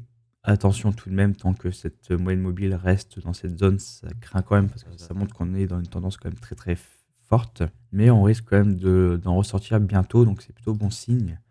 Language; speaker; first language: French; native; French